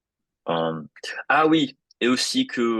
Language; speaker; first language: French; non-native, fluent; English